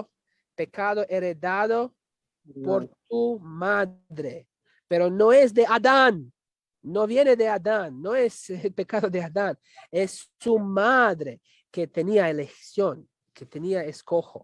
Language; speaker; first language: Spanish; non-native, fluent; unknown